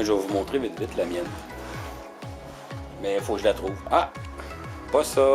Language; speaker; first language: French; native; French